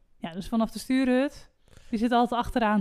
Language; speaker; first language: Dutch; native; Dutch